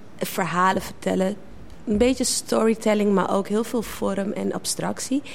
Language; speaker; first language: Dutch; native; Dutch